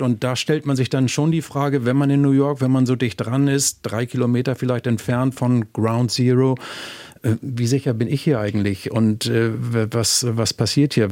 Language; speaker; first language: German; native; German